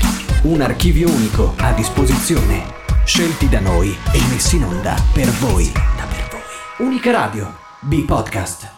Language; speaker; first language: Italian; native; Italian